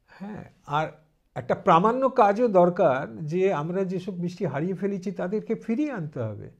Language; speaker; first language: Bangla; early bilingual, heritage; Bangla